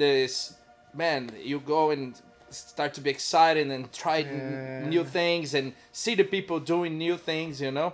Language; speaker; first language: English; non-native, learner; Portuguese